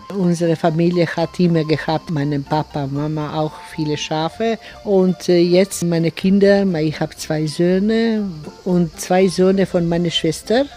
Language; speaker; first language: German; non-native, learner; Croatian